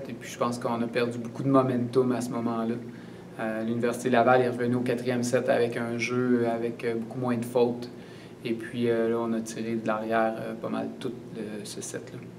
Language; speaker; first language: French; native; French